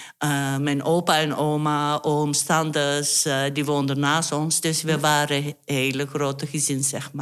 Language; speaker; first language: Dutch; non-native, fluent; Turkish